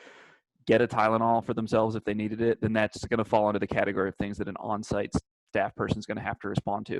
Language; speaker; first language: English; native; English